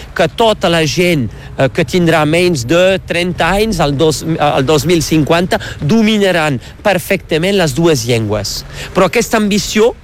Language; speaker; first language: Catalan; non-native, local second language; French